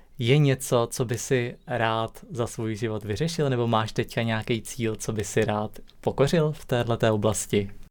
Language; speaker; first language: Czech; native; Czech